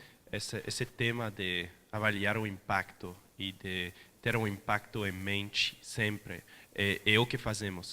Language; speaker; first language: Portuguese; non-native, fluent; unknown